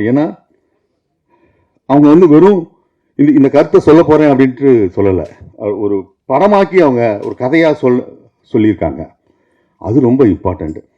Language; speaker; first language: Tamil; native; Tamil